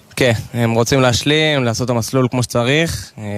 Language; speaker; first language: Hebrew; native; Hebrew